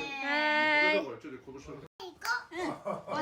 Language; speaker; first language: Japanese; non-native, learner; Filipino